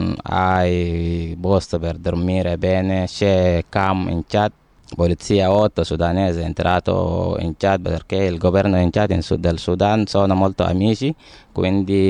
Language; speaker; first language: Italian; non-native, learner; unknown